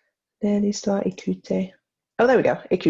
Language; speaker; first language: French; non-native, fluent; English